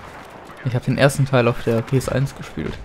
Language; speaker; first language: German; native; German